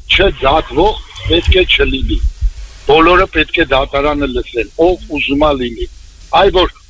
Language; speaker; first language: Armenian; native; Armenian